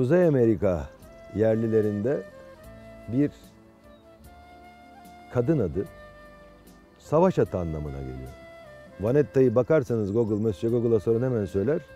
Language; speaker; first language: Turkish; native; Turkish